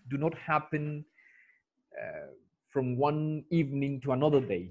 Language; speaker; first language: English; non-native, fluent; Spanish